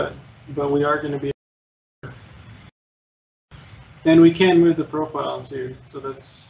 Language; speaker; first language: English; native; English